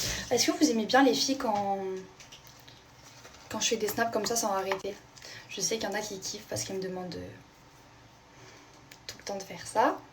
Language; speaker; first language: French; native; French